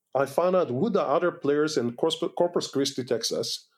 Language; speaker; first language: English; non-native, fluent; Hebrew